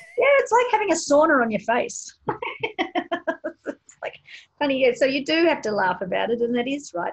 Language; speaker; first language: English; native; English